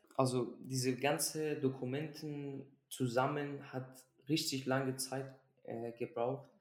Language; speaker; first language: German; early bilingual, other home language; Persian